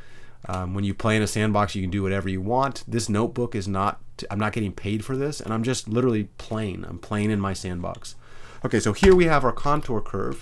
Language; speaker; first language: English; native; English